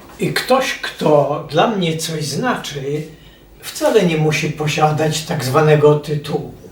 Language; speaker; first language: Polish; native; Polish